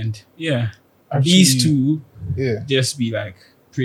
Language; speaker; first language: English; non-native, local second language; Akan